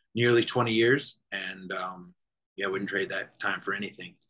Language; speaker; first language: English; native; English